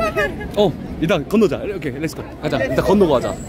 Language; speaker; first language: Korean; native; Korean